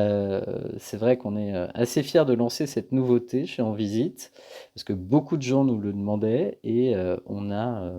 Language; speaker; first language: French; native; French